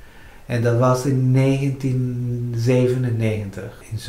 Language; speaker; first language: Dutch; non-native, fluent; Spanish